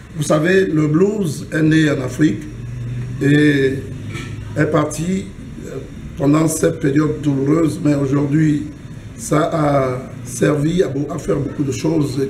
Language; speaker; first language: French; non-native, local second language; Ewe